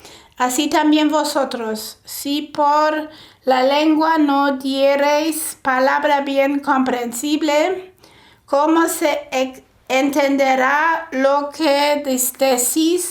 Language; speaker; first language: Spanish; non-native, fluent; German